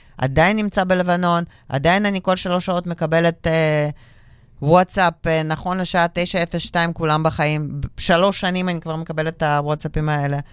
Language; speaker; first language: Hebrew; non-native, fluent; Russian